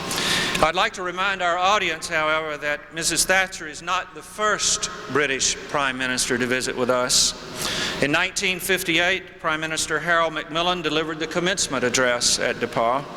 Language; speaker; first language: English; native; English